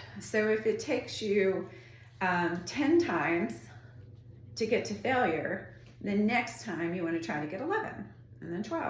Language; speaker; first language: English; native; English